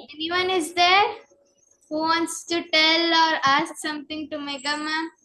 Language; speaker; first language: English; non-native, local second language; Kannada